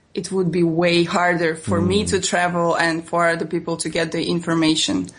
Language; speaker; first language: English; non-native, fluent; Russian